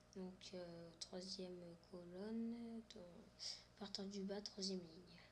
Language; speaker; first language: French; native; French